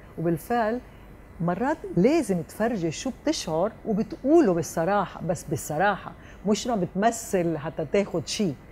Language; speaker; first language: Arabic; early bilingual, heritage; Arabic